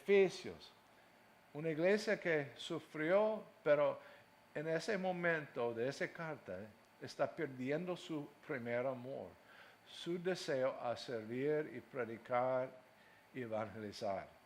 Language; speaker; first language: Spanish; non-native, fluent; English